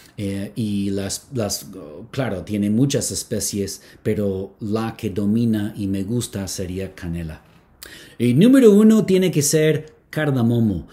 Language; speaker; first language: Spanish; non-native, fluent; English